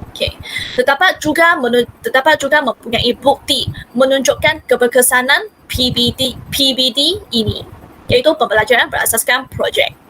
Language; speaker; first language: Malay; non-native, local second language; Hakka Chinese